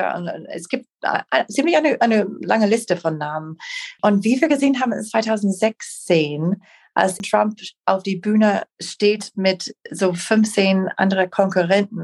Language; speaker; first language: German; non-native, fluent; English